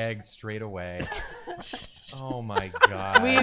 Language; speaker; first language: English; native; English